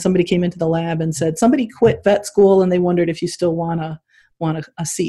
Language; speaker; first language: English; native; English